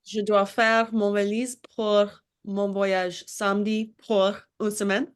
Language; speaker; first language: French; non-native, learner; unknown